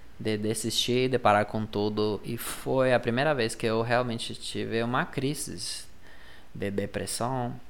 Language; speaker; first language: Portuguese; non-native, fluent; Spanish